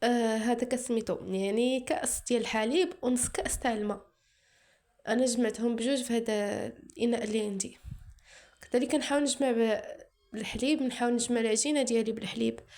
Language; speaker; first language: Arabic; native; Arabic